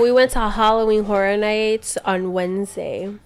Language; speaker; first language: English; native; English